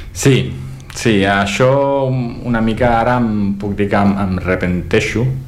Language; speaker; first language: Catalan; non-native, fluent; Italian